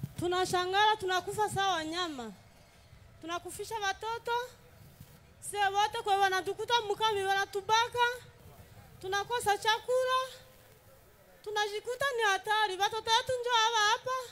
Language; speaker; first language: Swahili; native; Swahili